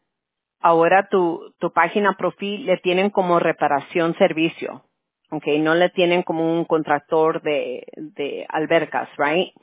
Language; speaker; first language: Spanish; early bilingual, heritage; Spanish